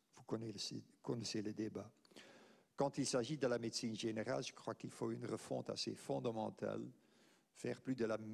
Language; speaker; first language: French; non-native, local second language; Dutch